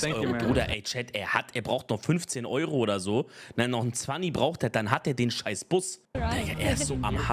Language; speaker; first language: German; native; German